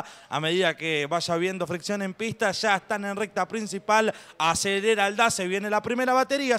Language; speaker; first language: Spanish; native; Spanish